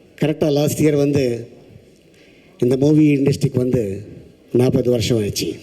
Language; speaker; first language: Tamil; non-native, local second language; Telugu